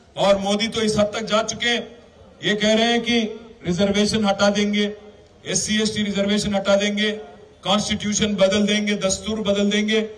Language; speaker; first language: Hindi; non-native, local second language; Telugu